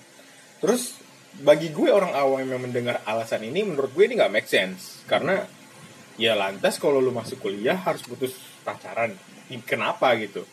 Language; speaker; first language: Indonesian; native; Indonesian